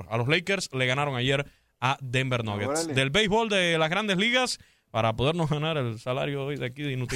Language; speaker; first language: Spanish; native; Spanish